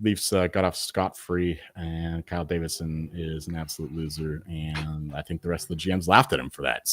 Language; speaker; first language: English; native; English